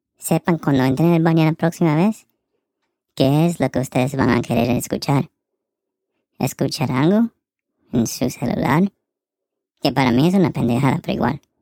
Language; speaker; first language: Spanish; early bilingual, heritage; Spanish